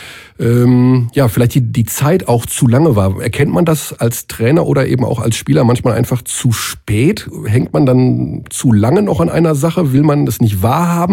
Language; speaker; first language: German; native; German